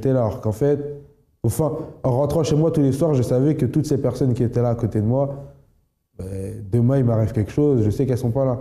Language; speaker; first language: French; native; French